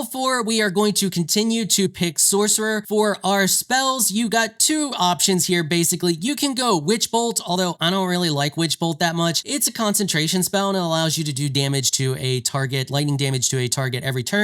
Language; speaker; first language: English; native; English